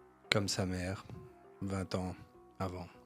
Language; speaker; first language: French; native; French